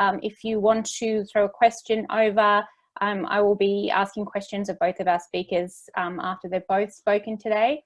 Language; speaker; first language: English; native; English